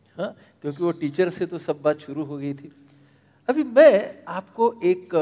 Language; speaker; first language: Hindi; non-native, local second language; Marathi